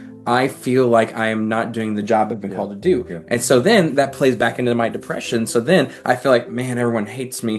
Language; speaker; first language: English; native; English